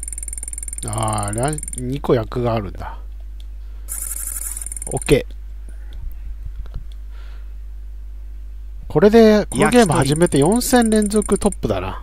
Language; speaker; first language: Japanese; native; Japanese